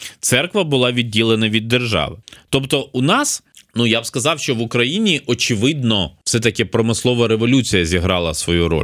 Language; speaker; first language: Ukrainian; non-native, local second language; Russian